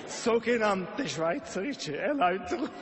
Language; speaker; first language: German; native; German